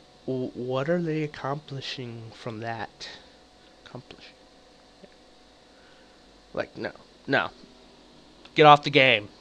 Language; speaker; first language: English; native; English